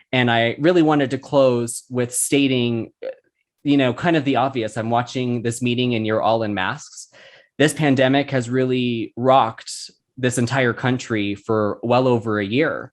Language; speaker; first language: English; native; English